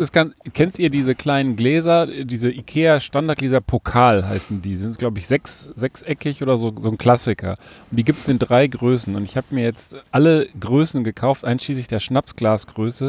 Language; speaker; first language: German; native; German